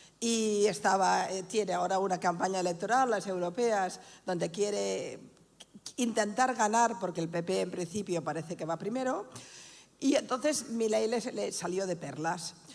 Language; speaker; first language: Spanish; non-native, local second language; Catalan